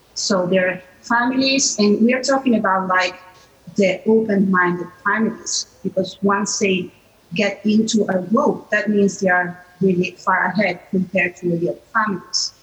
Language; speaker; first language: English; non-native, fluent; Italian